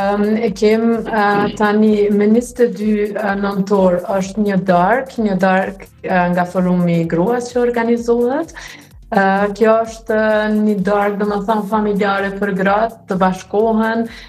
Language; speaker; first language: Albanian; early bilingual, heritage; Albanian